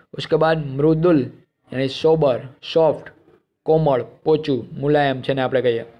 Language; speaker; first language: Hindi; non-native, local second language; Gujarati